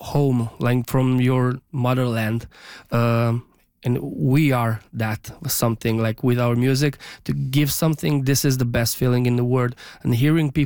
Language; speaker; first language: English; non-native, fluent; Romanian